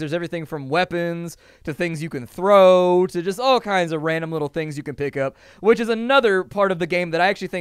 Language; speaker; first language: English; native; English